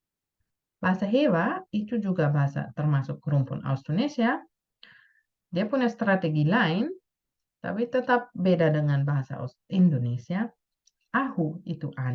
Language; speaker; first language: Indonesian; non-native, fluent; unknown